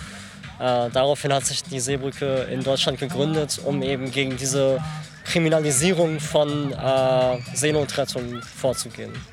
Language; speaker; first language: German; native; German